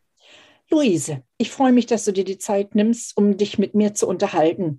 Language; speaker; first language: German; native; German